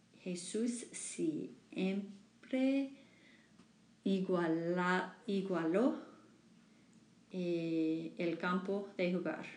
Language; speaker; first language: Spanish; non-native, learner; English